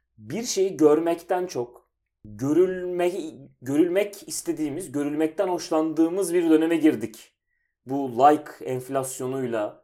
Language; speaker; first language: Turkish; native; Turkish